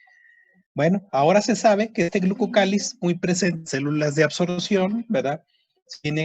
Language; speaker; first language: Spanish; native; Spanish